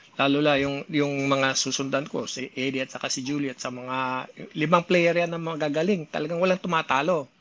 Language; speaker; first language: Filipino; non-native, local second language; Pangasinan